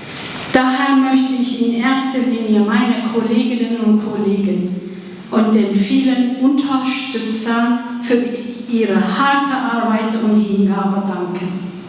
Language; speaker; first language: German; non-native, fluent; Kurdish